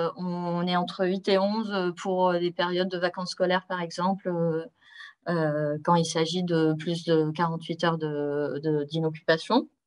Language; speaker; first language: French; native; French